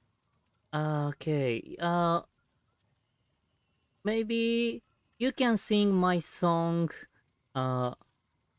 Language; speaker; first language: English; non-native, learner; Japanese